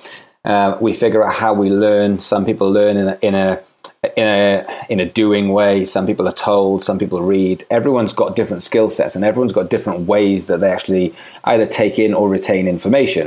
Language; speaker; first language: English; native; English